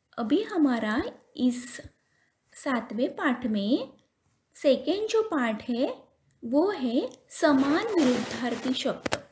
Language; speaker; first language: Hindi; non-native, local second language; Marathi